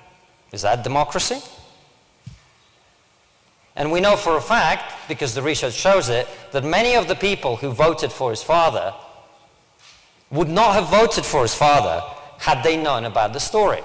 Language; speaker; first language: English; early bilingual, other home language; Russian